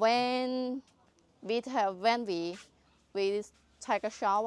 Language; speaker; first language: English; non-native, learner; Khmer